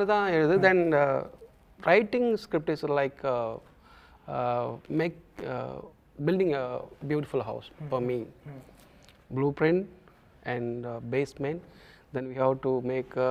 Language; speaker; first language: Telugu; non-native, learner; Tamil